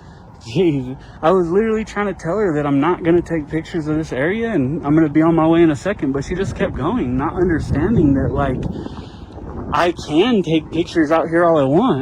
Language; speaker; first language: English; native; English